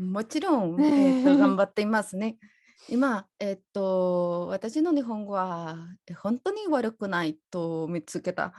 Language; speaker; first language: Japanese; non-native, learner; Spanish